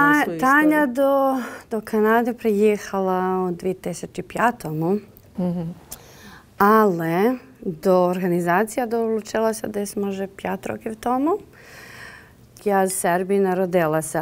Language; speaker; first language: Ukrainian; early bilingual, heritage; Ukrainian